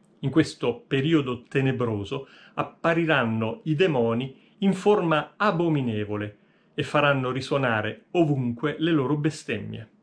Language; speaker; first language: Italian; native; Italian